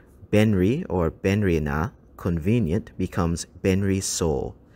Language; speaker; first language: English; native; English